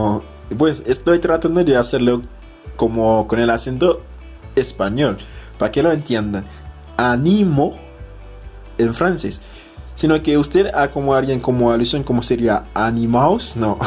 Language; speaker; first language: Spanish; non-native, fluent; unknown